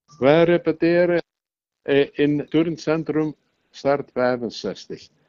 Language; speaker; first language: Dutch; native; Dutch